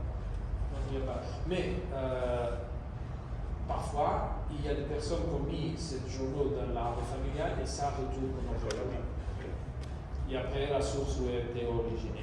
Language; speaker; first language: French; non-native, fluent; Italian